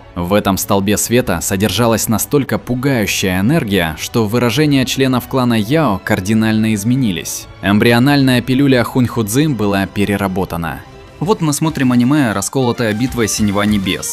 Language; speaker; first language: Russian; native; Russian